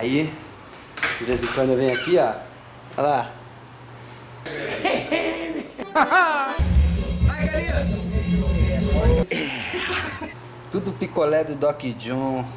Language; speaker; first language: Portuguese; native; Portuguese